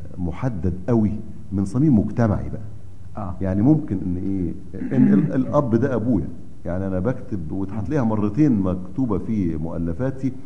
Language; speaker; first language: Egyptian Arabic; native; Egyptian Arabic